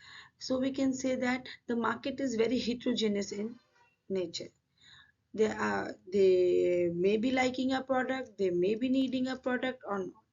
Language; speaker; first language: English; non-native, local second language; Hindi